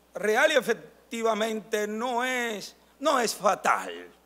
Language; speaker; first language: Spanish; native; Spanish